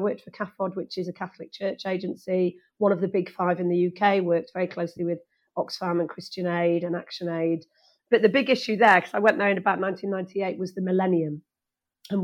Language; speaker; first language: English; native; English